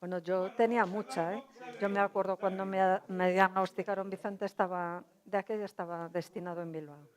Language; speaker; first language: Spanish; non-native, local second language; Galician